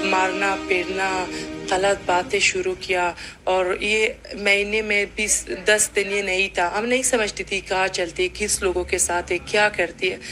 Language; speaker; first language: Hindi; non-native, learner; Persian